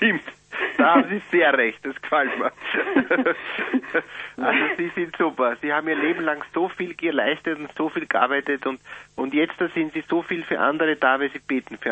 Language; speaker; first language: German; native; German